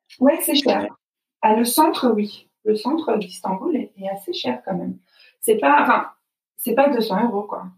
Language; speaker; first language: French; native; French